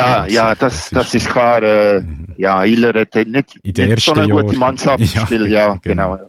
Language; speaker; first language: German; non-native, local second language; French